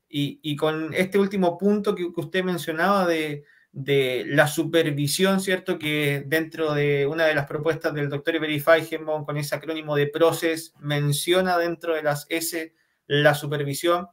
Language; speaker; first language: Spanish; native; Spanish